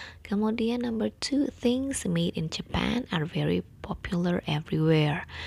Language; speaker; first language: English; non-native, fluent; Indonesian